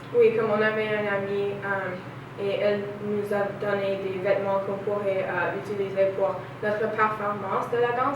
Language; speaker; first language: French; non-native, learner; English